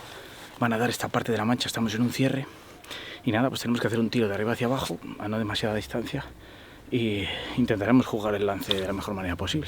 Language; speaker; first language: Spanish; native; Spanish